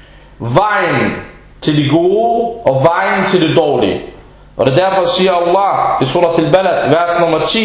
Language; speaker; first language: Danish; non-native, fluent; Arabic